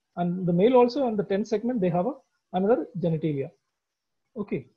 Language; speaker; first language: English; non-native, local second language; Malayalam